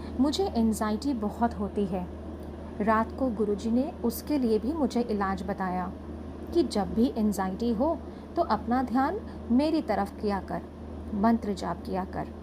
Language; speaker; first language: Hindi; native; Hindi